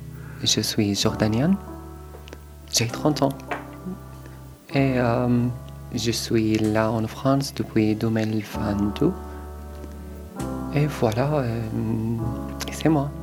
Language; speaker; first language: French; non-native, learner; Arabic